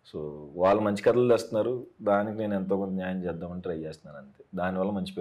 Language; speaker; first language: Telugu; native; Telugu